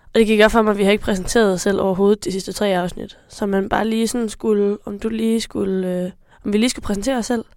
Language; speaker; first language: Danish; native; Danish